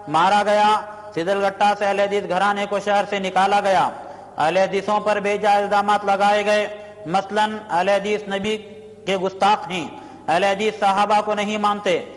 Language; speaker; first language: Urdu; native; Urdu